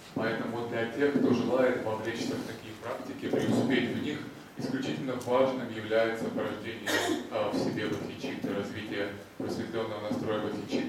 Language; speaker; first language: Russian; native; Russian